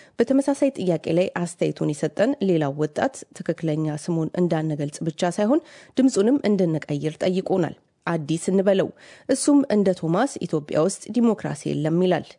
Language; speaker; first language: Amharic; native; Amharic